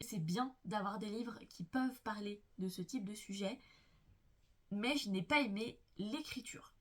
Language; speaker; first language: French; native; French